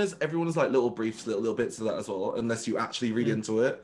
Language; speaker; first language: English; non-native, local second language; Vietnamese